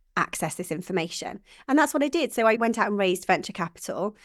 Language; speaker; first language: English; native; English